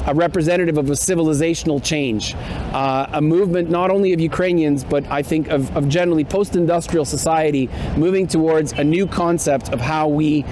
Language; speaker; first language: English; early bilingual, other home language; Ukrainian